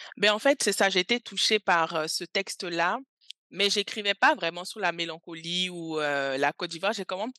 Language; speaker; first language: French; early bilingual, other home language; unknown